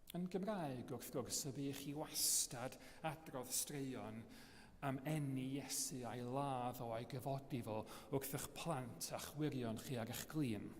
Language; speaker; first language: Welsh; native; Welsh